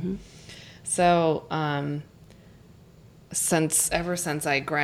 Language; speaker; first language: English; native; English